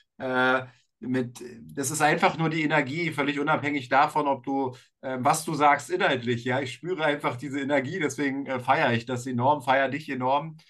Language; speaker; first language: German; native; German